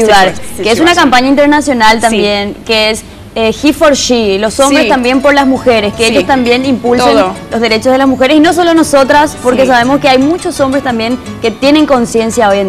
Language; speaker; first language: Spanish; native; Spanish